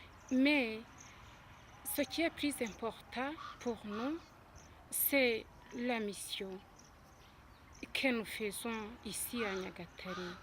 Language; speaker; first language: French; non-native, local second language; Kinyarwanda